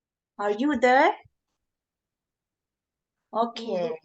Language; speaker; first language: English; non-native, learner; Indonesian